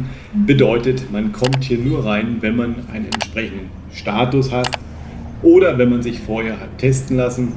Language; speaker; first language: German; native; German